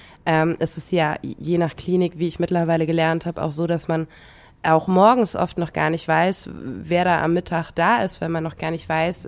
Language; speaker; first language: German; native; German